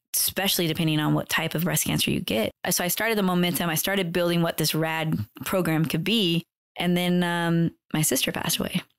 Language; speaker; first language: English; native; English